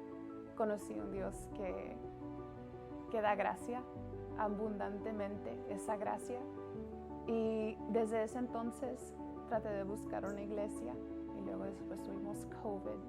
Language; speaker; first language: Spanish; early bilingual, heritage; Spanish